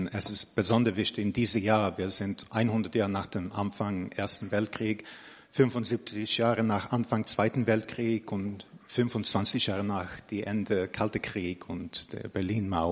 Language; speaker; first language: German; non-native, fluent; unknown